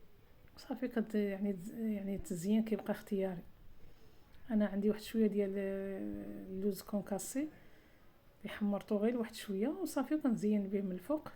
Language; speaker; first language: Arabic; native; Arabic